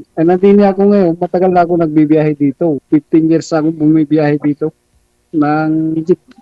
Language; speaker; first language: Filipino; native; Filipino